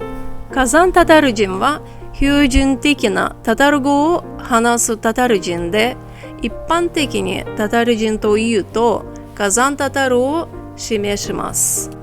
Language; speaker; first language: Japanese; non-native, fluent; Tatar